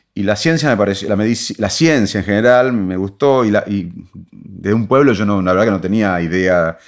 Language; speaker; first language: Spanish; native; Spanish